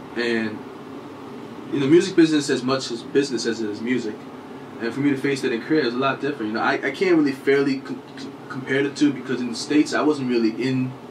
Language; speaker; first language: English; early bilingual, other home language; Korean